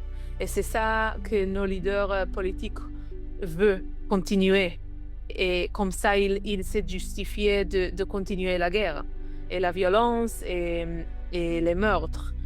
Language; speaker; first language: French; non-native, learner; Hebrew